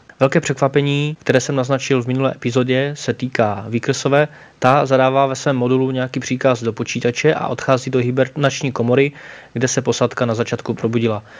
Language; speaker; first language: Czech; native; Czech